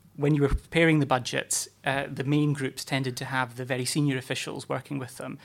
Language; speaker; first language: English; native; English